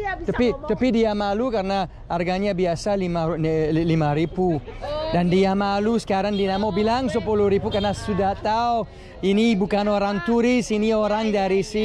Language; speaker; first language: Indonesian; non-native, fluent; English